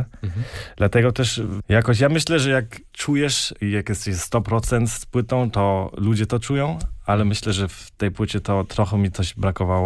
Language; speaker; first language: Polish; early bilingual, heritage; Polish